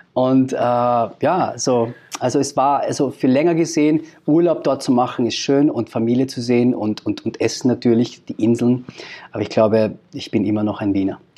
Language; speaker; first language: German; early bilingual, other home language; Filipino